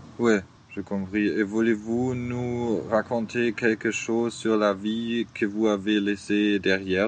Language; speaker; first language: French; non-native, learner; German